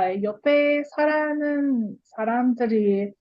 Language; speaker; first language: Korean; non-native, learner; English